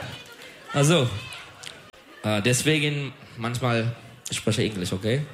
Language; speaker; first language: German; non-native, learner; Turkish